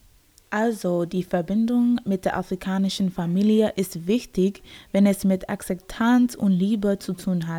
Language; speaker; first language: German; non-native, learner; English